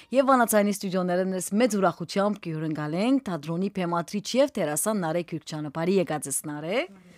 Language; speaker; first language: Armenian; early bilingual, heritage; Armenian